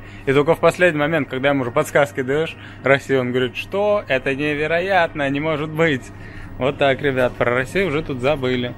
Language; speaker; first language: Russian; native; Russian